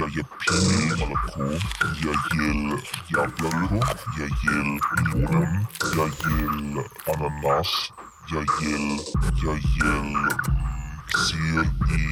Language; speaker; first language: Russian; non-native, learner; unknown